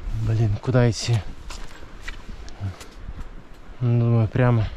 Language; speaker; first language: Russian; native; Russian